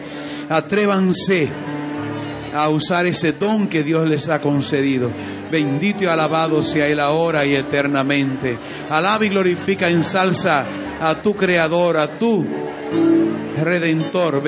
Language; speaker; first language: Spanish; native; Spanish